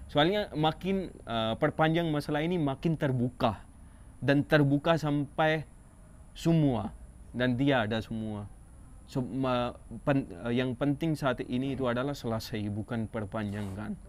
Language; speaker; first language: Indonesian; non-native, fluent; Urdu